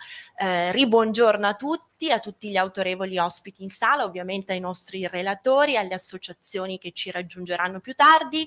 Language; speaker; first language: Italian; native; Italian